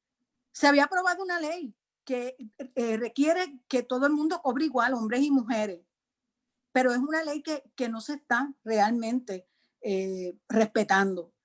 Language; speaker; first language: Spanish; native; Spanish